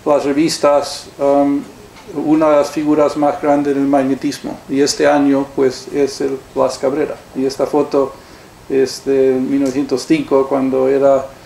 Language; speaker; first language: Spanish; early bilingual, heritage; Spanish